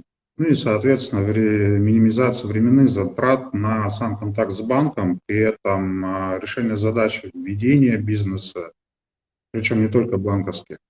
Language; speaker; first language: Russian; native; Russian